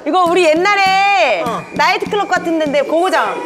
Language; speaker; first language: Korean; native; Korean